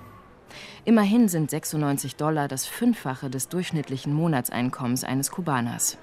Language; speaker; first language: German; native; German